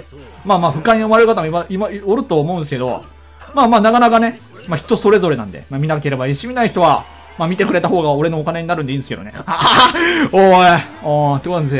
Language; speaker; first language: Japanese; native; Japanese